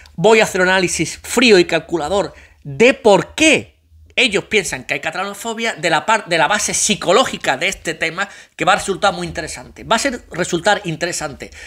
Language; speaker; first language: Spanish; native; Spanish